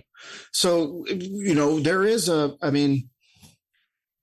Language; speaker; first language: English; native; English